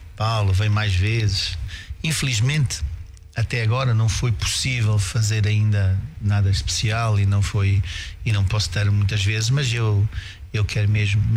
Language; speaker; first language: Portuguese; native; Portuguese